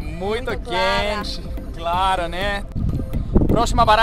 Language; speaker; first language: Portuguese; non-native, learner; Greek